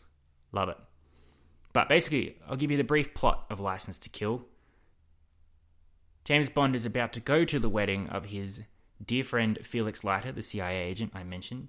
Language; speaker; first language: English; native; English